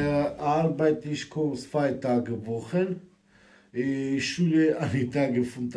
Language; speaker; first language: German; non-native, learner; Romanian